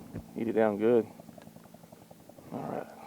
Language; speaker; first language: English; native; English